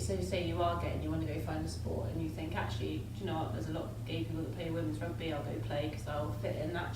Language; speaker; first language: English; native; English